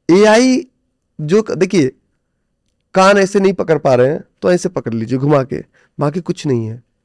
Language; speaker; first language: Hindi; native; Hindi